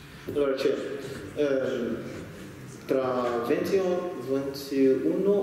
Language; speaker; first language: Italian; non-native, learner; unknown